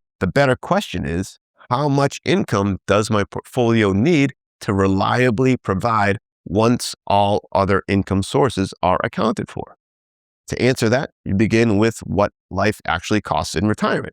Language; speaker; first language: English; native; English